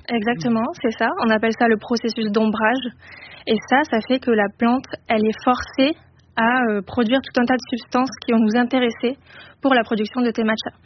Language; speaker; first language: French; native; French